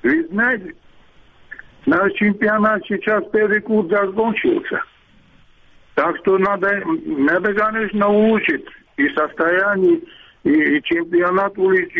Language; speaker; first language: Russian; non-native, fluent; Georgian